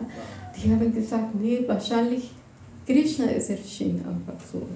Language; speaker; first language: German; non-native, fluent; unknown